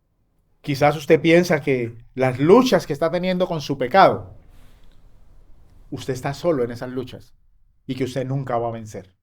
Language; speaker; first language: Spanish; native; Spanish